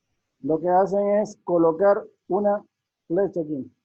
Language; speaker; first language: Spanish; native; Spanish